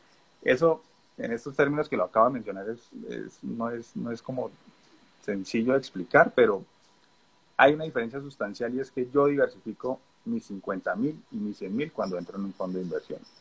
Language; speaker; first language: Spanish; native; Spanish